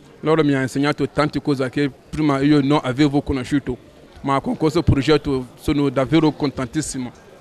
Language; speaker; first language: Italian; non-native, learner; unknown